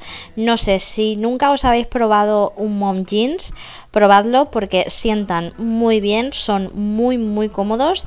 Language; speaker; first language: Spanish; native; Spanish